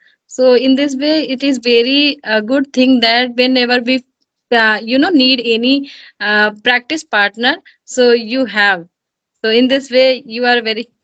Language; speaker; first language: English; non-native, learner; Hindi